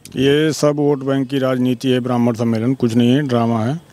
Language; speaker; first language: Hindi; native; Hindi